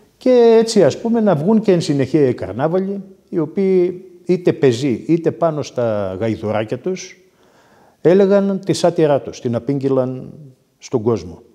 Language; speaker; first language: Greek; native; Greek